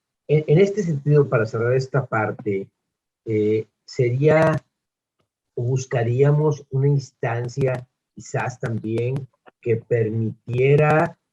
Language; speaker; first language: Spanish; native; Spanish